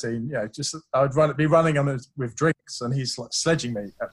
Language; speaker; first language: English; native; English